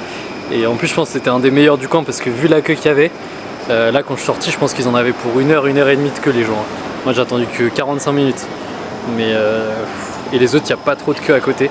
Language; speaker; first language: French; native; French